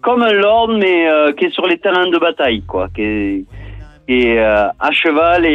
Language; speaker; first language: French; non-native, local second language; English